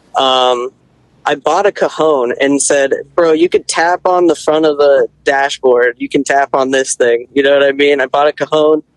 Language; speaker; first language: English; native; English